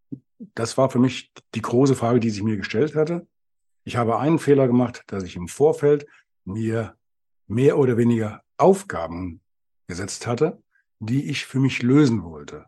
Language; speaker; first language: German; native; German